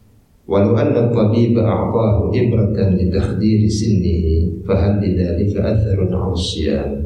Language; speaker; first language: Arabic; non-native, fluent; Indonesian